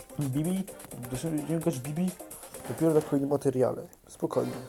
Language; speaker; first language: Polish; native; Polish